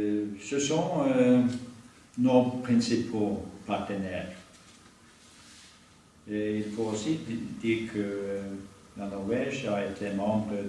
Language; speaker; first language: French; non-native, learner; Norwegian